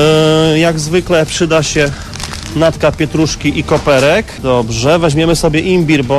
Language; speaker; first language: Polish; native; Polish